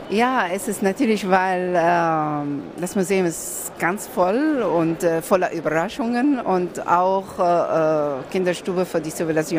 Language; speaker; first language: German; non-native, fluent; Arabic